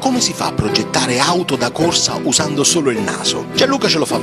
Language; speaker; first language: Italian; native; Italian